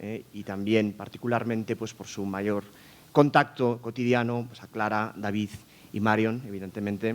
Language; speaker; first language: Spanish; native; Spanish